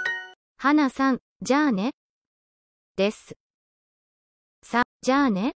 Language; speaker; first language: Japanese; non-native, learner; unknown